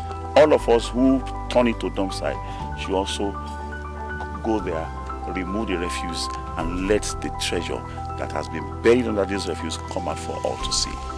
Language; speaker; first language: English; non-native, local second language; Yoruba